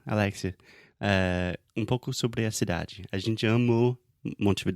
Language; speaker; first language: Portuguese; non-native, fluent; English